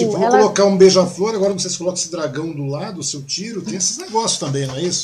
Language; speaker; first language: Portuguese; native; Portuguese